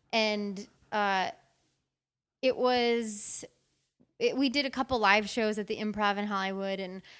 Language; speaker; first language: English; native; English